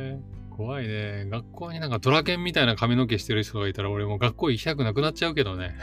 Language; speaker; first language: Japanese; native; Japanese